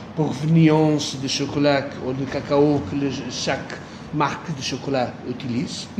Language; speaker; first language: French; non-native, fluent; Portuguese